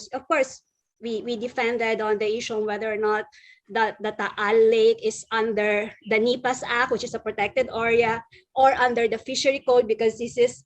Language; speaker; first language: English; non-native, local second language; Filipino